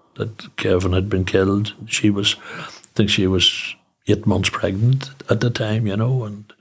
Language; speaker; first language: English; native; English